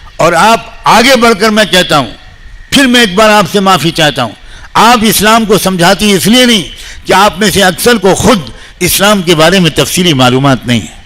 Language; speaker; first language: Urdu; native; Urdu